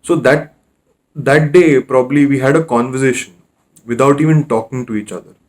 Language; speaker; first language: English; non-native, local second language; Hindi